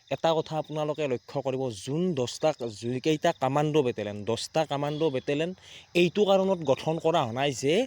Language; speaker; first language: Assamese; native; Assamese